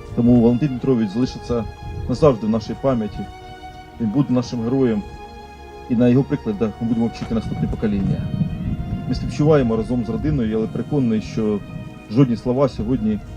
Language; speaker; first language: Ukrainian; native; Ukrainian